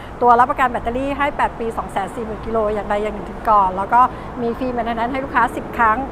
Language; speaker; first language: Thai; native; Thai